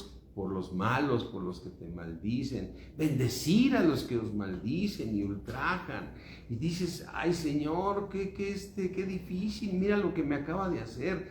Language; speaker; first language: Spanish; native; Spanish